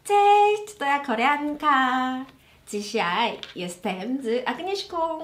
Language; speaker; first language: Polish; non-native, learner; Korean